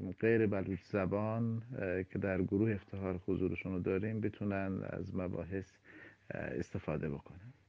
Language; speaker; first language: Persian; non-native, local second language; Baluchi